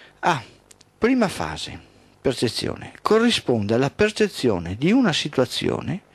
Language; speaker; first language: Italian; native; Italian